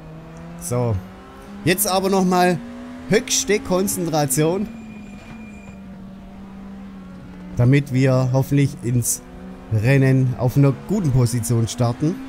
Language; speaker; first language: German; native; German